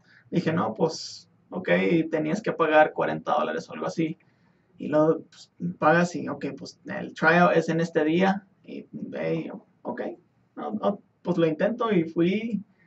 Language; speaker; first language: Spanish; native; Spanish